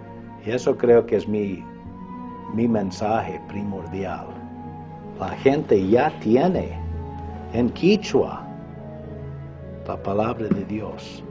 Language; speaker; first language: Spanish; non-native, fluent; English